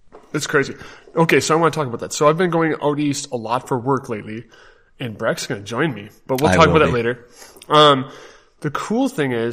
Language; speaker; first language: English; native; English